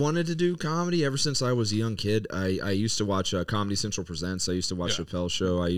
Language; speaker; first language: English; native; English